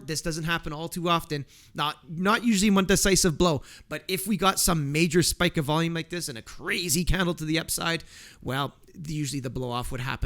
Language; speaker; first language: English; native; English